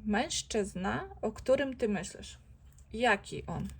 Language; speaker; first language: Polish; non-native, fluent; Ukrainian